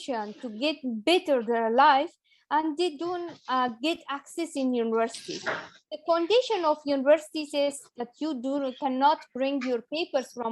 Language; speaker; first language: English; non-native, fluent; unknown